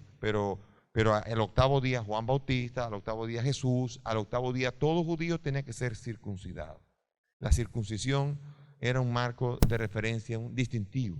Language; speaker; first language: Spanish; native; Spanish